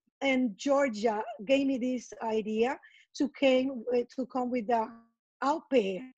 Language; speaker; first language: English; non-native, fluent; Spanish